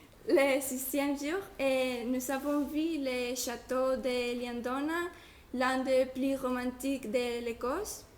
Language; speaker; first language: French; non-native, learner; Spanish